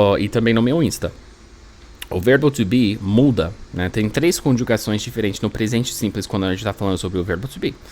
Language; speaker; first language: Portuguese; non-native, fluent; English